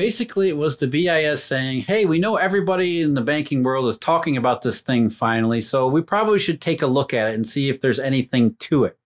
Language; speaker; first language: English; native; English